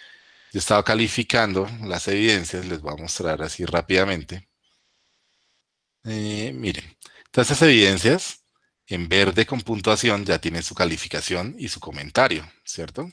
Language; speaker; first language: Spanish; native; Spanish